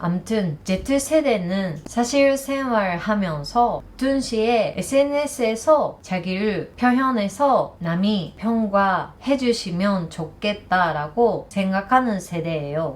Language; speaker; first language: Korean; non-native, learner; Japanese